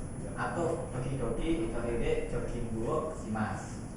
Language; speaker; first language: Japanese; non-native, learner; Indonesian